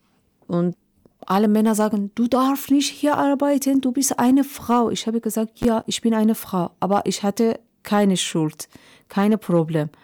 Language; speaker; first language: German; non-native, learner; Persian